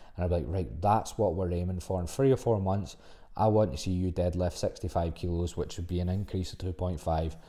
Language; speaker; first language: English; native; English